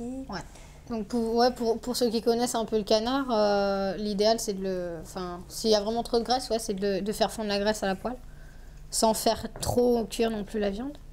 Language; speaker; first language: French; native; French